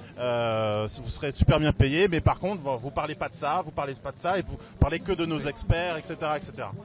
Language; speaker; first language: French; native; French